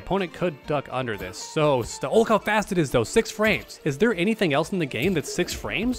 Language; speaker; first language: English; native; English